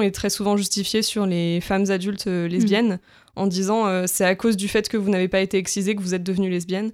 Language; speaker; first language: French; native; French